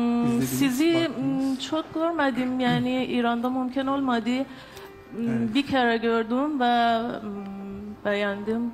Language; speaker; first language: Turkish; non-native, learner; Persian